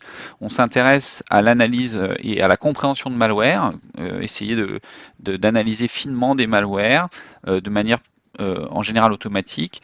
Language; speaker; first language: French; native; French